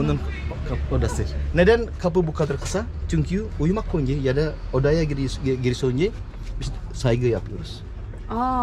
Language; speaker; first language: Turkish; non-native, learner; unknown